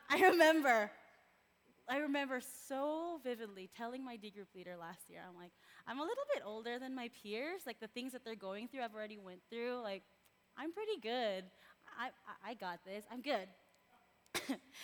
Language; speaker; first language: English; non-native, local second language; Filipino